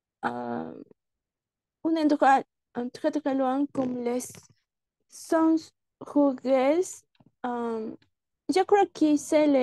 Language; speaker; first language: French; non-native, learner; Spanish